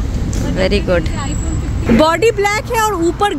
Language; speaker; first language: Hindi; native; Hindi